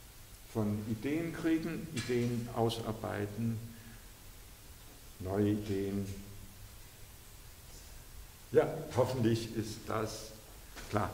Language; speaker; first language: German; non-native, fluent; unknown